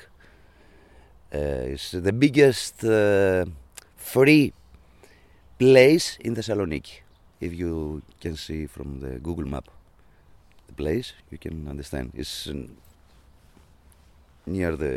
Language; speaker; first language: English; non-native, learner; Greek